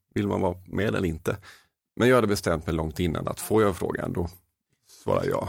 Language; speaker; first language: Swedish; native; Swedish